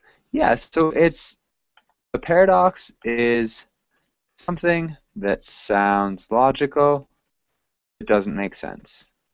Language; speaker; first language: English; native; English